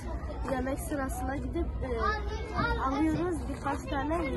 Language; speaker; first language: Turkish; non-native, local second language; Kurdish